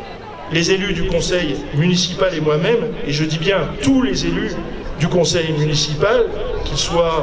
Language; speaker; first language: French; native; French